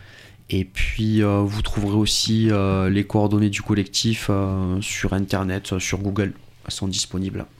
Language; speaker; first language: French; native; French